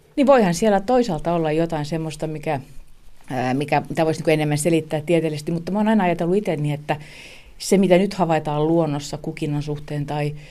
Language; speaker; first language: Finnish; native; Finnish